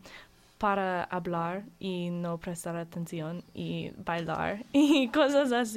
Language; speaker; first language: Spanish; non-native, learner; English